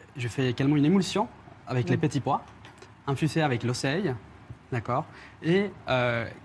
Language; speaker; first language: French; non-native, fluent; Spanish